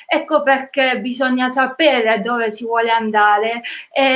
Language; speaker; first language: Italian; native; Italian